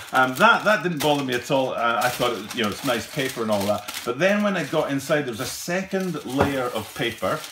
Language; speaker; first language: English; native; English